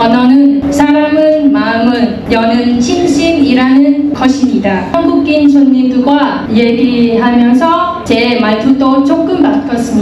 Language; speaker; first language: Korean; non-native, fluent; Vietnamese